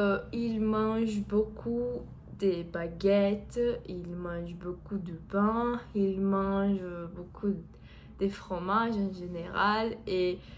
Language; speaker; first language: French; non-native, learner; Portuguese